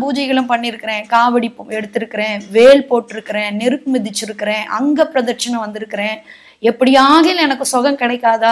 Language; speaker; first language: Tamil; native; Tamil